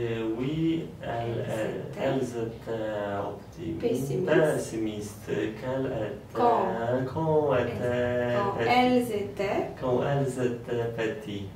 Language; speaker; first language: French; non-native, learner; Polish